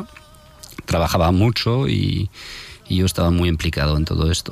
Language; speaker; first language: Spanish; non-native, fluent; French